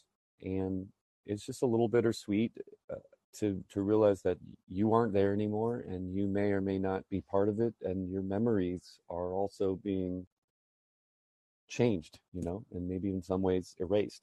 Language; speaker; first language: English; native; English